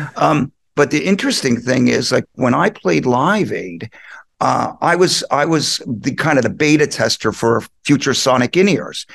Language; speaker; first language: English; native; English